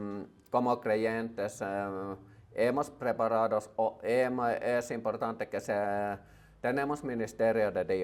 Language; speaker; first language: Spanish; non-native, learner; Finnish